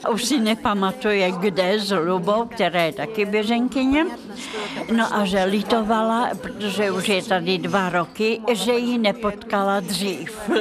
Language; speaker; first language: Czech; non-native, fluent; Russian